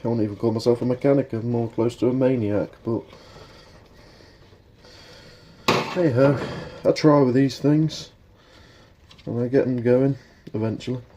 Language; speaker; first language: English; native; English